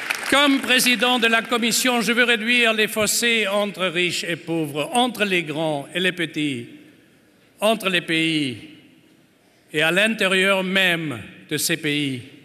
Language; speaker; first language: French; non-native, fluent; German